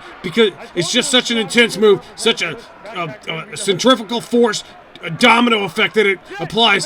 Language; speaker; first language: English; native; English